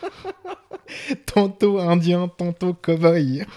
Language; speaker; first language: French; native; French